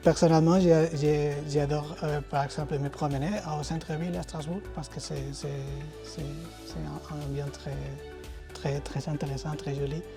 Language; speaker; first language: French; non-native, fluent; Spanish